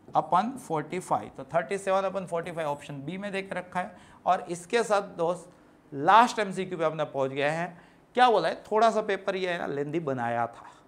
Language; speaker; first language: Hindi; non-native, local second language; Gujarati